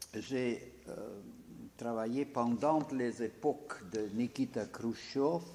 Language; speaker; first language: French; non-native, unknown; Russian